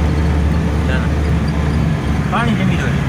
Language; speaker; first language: Hindi; non-native, local second language; Sindhi